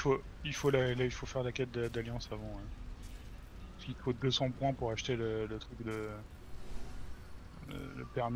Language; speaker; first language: French; native; French